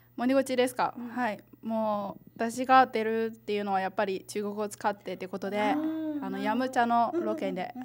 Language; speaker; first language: Japanese; early bilingual, other home language; Chinese